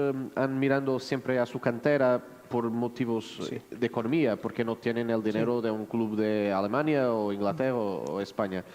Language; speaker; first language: Spanish; non-native, fluent; Portuguese